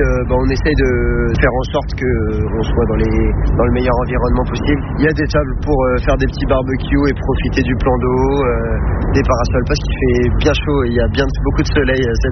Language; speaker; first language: French; native; French